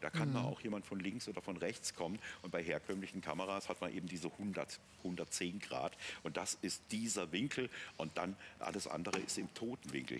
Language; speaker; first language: German; native; German